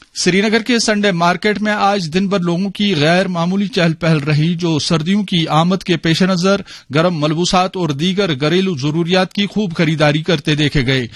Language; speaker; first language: Urdu; non-native, local second language; Kashmiri